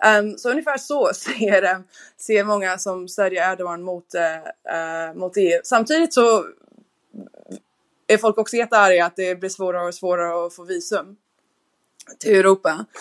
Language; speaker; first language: Swedish; non-native, fluent; English